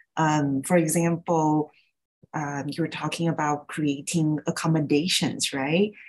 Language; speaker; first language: English; early bilingual, other home language; Thai